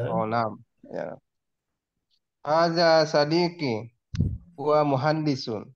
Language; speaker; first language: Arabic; non-native, learner; Indonesian